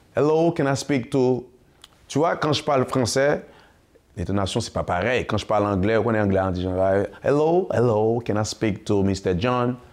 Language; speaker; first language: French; non-native, local second language; Haitian Creole